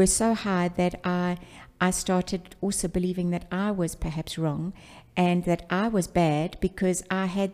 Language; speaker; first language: English; native; English